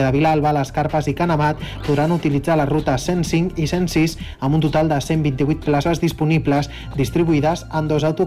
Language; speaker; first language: Catalan; native; Catalan